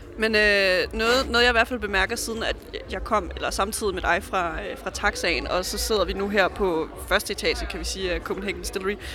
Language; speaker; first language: Danish; early bilingual, other home language; Serbian